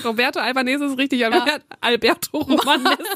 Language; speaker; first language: German; native; German